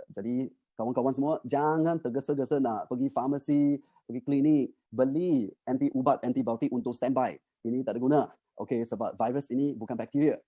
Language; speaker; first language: Malay; non-native, local second language; Chinese